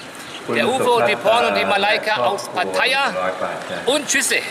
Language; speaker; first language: German; native; German